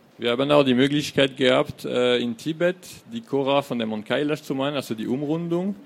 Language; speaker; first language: German; non-native, fluent; French